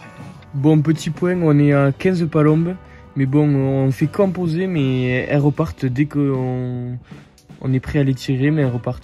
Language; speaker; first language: French; native; French